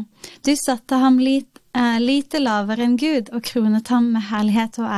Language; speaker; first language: Norwegian; native; Norwegian